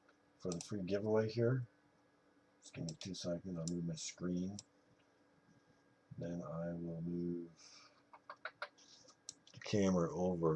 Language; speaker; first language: English; native; English